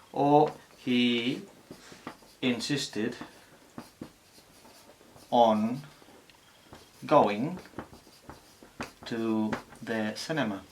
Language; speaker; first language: English; non-native, fluent; Spanish